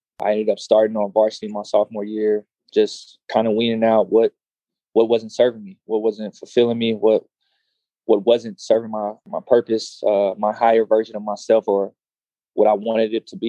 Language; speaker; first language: English; native; English